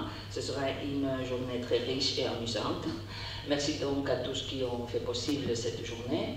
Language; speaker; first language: French; non-native, learner; Catalan